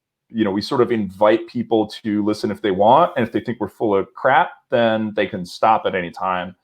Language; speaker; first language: English; native; English